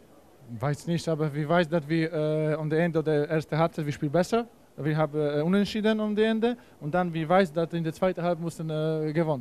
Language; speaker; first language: German; non-native, learner; Polish